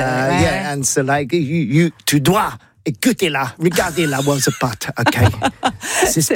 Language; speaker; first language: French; non-native, learner; English